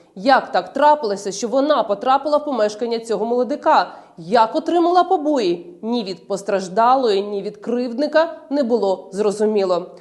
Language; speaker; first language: Ukrainian; native; Ukrainian